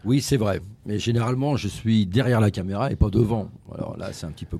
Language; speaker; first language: French; native; French